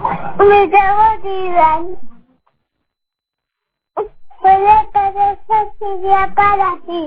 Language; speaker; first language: Spanish; native; Spanish